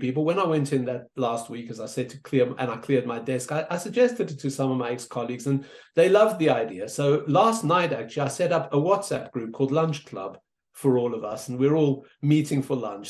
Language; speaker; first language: English; native; English